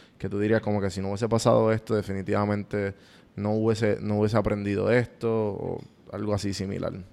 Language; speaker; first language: Spanish; native; Spanish